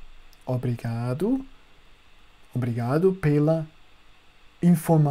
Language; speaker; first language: Portuguese; non-native, fluent; German